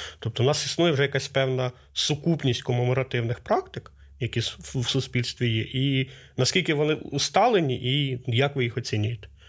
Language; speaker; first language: Ukrainian; native; Ukrainian